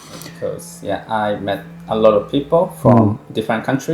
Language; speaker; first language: English; non-native, fluent; Japanese